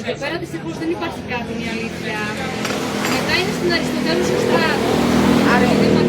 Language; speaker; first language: Greek; non-native, learner; Armenian